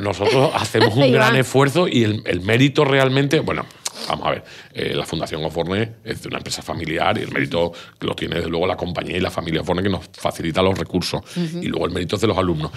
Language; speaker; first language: Spanish; native; Spanish